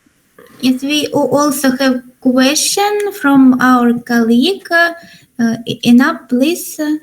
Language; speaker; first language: English; non-native, learner; Ukrainian